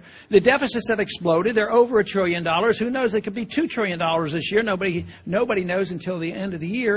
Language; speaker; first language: English; native; English